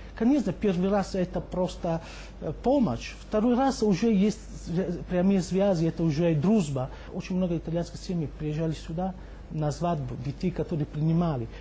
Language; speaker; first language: Russian; non-native, fluent; Italian